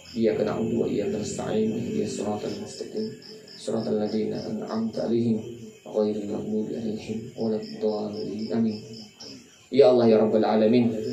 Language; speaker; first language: Indonesian; non-native, local second language; Buginese